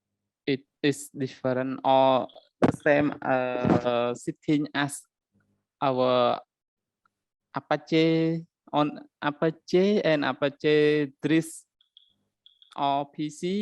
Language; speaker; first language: English; non-native, learner; Khmer